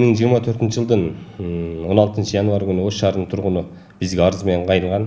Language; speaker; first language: Kyrgyz; native; Kyrgyz